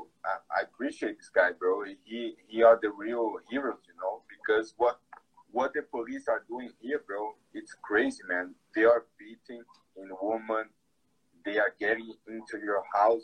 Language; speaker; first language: English; non-native, fluent; Portuguese